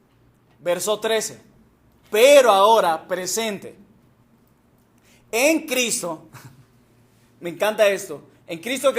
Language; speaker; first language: Spanish; native; Spanish